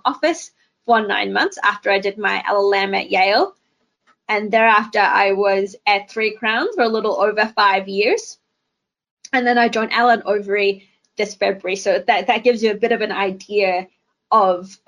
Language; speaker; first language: English; native; English